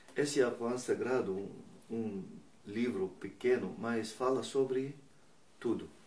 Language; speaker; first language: Portuguese; non-native, learner; Persian